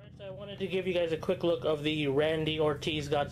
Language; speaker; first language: English; native; English